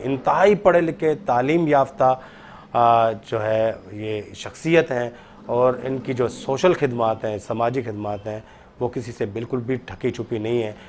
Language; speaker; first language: Urdu; non-native, local second language; Baluchi